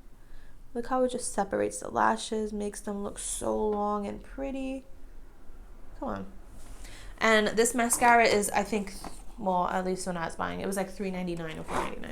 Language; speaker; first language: English; native; English